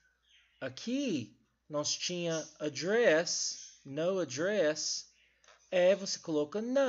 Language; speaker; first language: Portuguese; non-native, learner; English